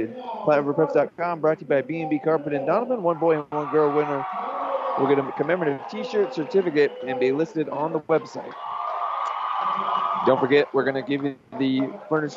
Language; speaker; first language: English; native; English